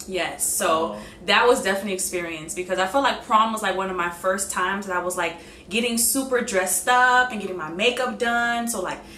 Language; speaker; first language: English; native; English